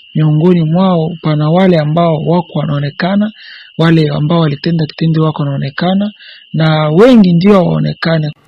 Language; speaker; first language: Swahili; native; Swahili